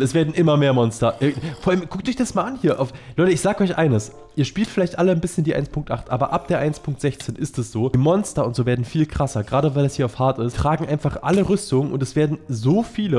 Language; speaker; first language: German; native; German